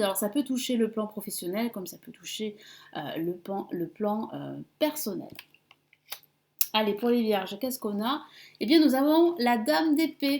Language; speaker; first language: French; native; French